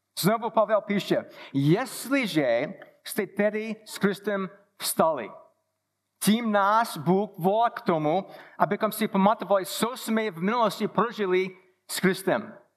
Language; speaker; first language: Czech; non-native, fluent; English